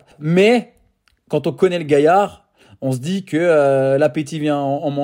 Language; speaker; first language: French; native; French